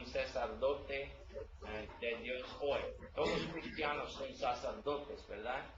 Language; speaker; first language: Spanish; non-native, learner; English